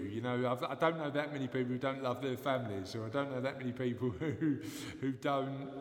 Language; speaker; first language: English; native; English